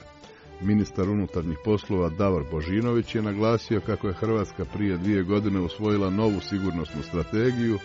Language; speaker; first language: Serbian; native; Serbian